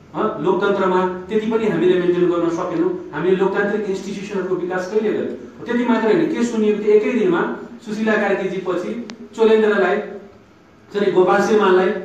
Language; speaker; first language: Nepali; non-native, local second language; Maithili